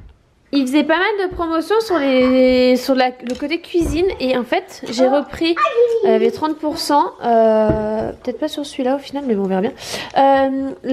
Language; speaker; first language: French; native; French